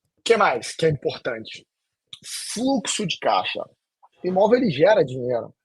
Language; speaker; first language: Portuguese; native; Portuguese